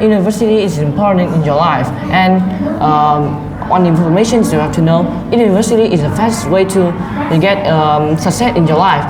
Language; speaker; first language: English; non-native, learner; Vietnamese